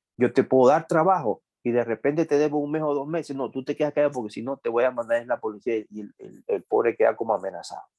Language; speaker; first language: Spanish; native; Spanish